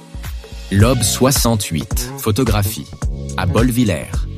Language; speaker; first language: French; native; French